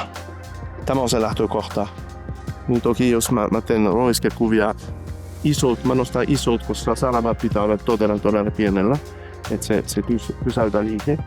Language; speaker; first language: Finnish; non-native, fluent; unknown